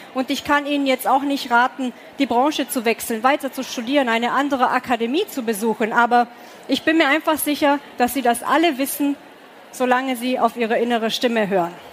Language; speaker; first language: German; early bilingual, other home language; Romanian